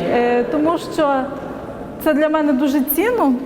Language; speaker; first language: Ukrainian; native; Ukrainian